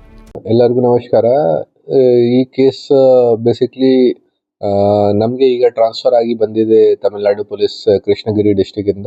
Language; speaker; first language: Kannada; non-native, fluent; Hindi